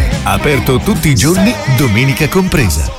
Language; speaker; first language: Italian; native; Italian